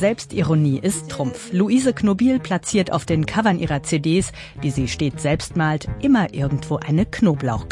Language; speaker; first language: German; native; German